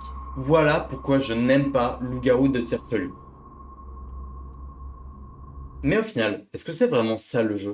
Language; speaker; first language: French; native; French